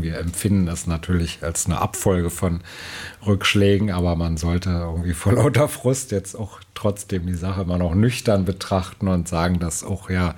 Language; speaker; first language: German; native; German